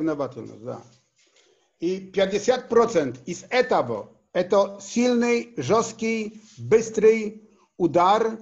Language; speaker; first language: Russian; non-native, learner; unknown